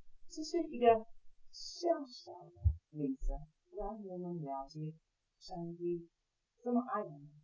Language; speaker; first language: Chinese; non-native, fluent; English